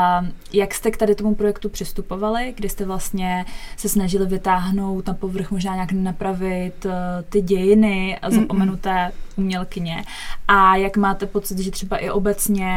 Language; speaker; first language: Czech; native; Czech